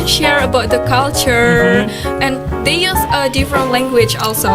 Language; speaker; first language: English; non-native, learner; Indonesian